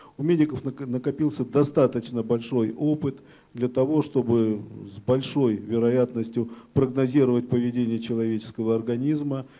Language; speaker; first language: Russian; native; Russian